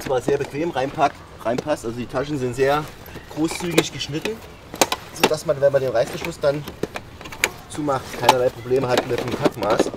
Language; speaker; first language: German; native; German